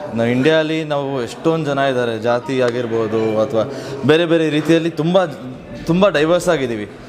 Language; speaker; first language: Kannada; native; Kannada